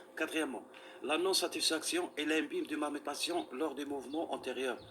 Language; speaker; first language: French; non-native, local second language; Arabic